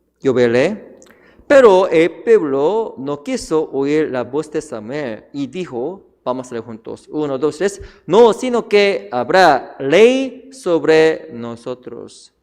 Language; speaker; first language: Spanish; non-native, learner; Korean